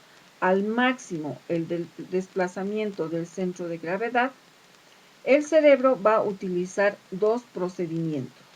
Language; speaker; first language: Spanish; native; Spanish